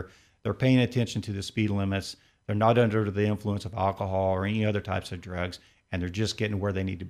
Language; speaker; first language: English; native; English